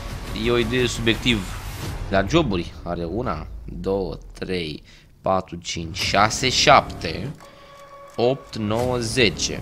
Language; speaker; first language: Romanian; native; Romanian